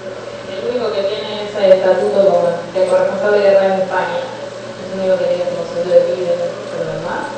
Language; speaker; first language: Spanish; native; Spanish